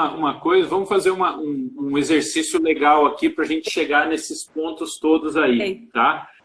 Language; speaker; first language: Portuguese; native; Portuguese